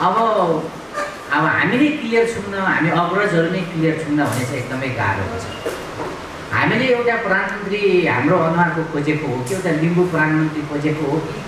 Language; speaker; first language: Nepali; non-native, local second language; Limbu